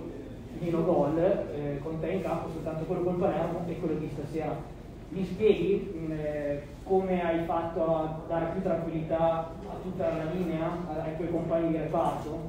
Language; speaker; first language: Italian; native; Italian